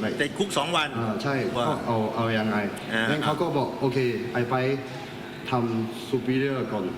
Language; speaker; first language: Thai; non-native, learner; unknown